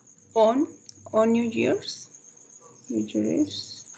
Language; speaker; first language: English; non-native, learner; Spanish